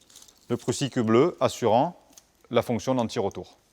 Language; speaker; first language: French; native; French